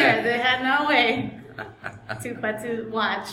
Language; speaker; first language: English; non-native, fluent; Spanish